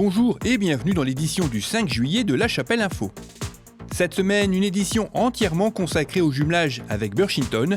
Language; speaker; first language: French; native; French